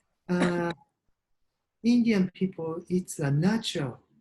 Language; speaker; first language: English; non-native, learner; Japanese